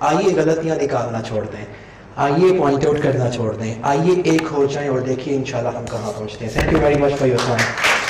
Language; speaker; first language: Urdu; non-native, local second language; Punjabi